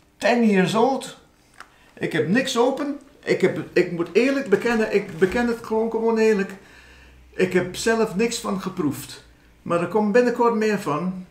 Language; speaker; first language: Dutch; non-native, fluent; English